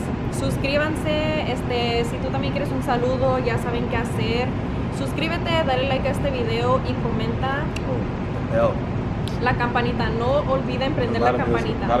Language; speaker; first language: Spanish; native; Spanish